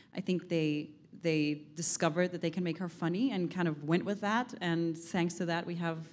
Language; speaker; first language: English; non-native, fluent; Hebrew